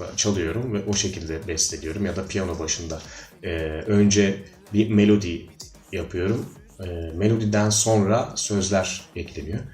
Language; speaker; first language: Turkish; native; Turkish